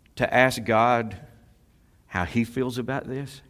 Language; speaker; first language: English; native; English